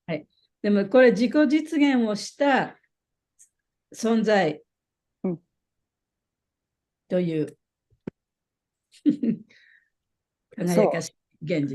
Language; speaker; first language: Japanese; native; Japanese